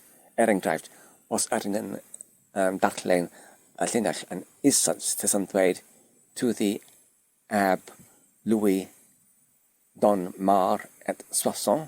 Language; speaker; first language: Welsh; non-native, learner; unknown